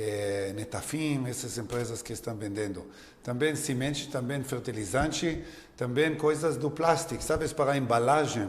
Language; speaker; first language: Portuguese; non-native, learner; Hebrew